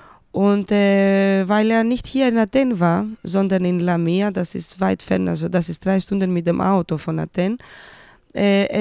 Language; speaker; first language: German; non-native, fluent; Greek